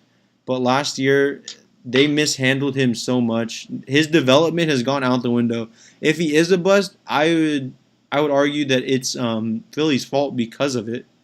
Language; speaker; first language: English; native; English